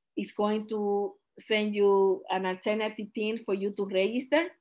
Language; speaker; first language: English; non-native, fluent; Spanish